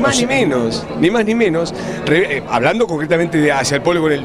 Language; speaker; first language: Spanish; native; Spanish